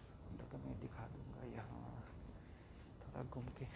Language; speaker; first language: Hindi; non-native, local second language; Kok Borok